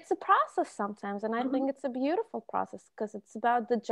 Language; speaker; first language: English; non-native, fluent; Russian